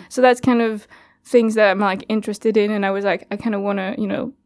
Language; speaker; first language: English; non-native, fluent; French